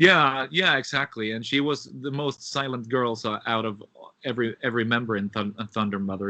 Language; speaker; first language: English; non-native, fluent; Swedish